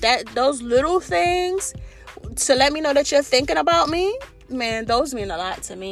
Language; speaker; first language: English; native; English